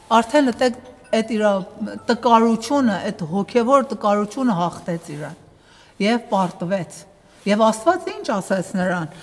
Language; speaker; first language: Armenian; early bilingual, heritage; Armenian